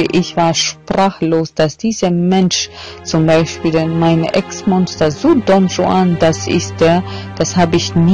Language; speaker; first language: German; non-native, fluent; Albanian